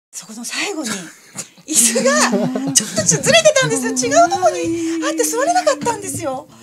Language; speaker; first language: Japanese; native; Japanese